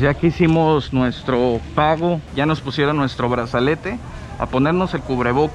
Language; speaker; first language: Spanish; native; Spanish